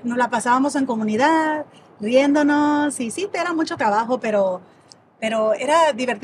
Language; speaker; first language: Spanish; early bilingual, heritage; Spanish